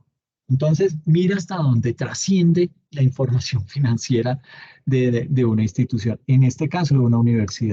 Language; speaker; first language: Spanish; native; Spanish